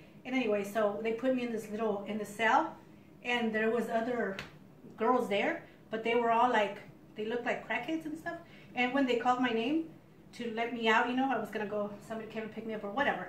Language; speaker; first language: English; early bilingual, other home language; Spanish